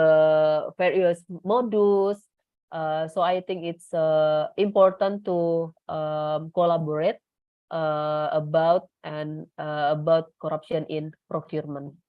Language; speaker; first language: English; non-native, learner; Indonesian